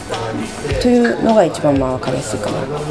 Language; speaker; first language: Japanese; native; Japanese